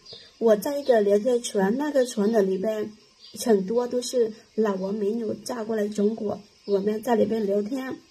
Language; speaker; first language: Chinese; non-native, fluent; Lao